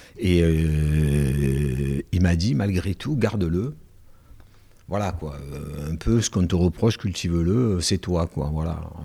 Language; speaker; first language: French; native; French